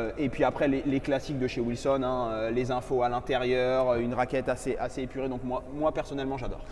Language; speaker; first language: French; native; French